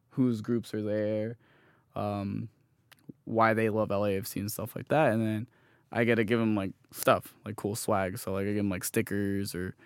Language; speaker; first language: English; native; English